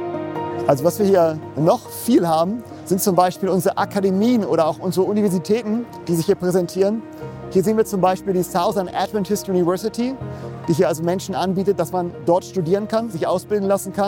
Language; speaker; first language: German; native; German